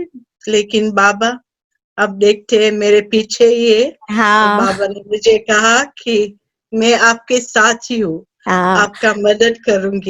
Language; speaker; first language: Hindi; early bilingual, heritage; Hindi